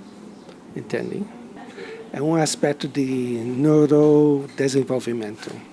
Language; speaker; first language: Portuguese; non-native, fluent; English